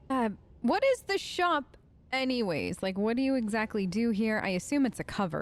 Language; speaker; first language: English; native; English